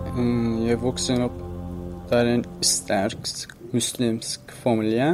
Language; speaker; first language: Norwegian; non-native, learner; Persian